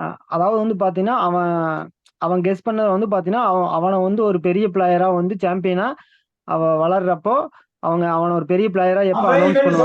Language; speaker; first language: Tamil; native; Tamil